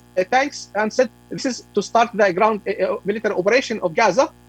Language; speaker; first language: English; non-native, fluent; Arabic